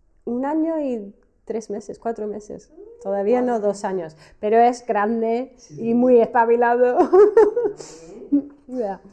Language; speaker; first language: Spanish; non-native, fluent; English